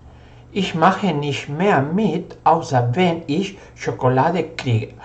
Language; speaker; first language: German; non-native, fluent; Spanish